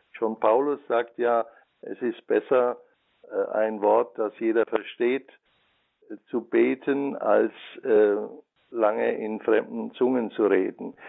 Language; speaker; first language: German; native; German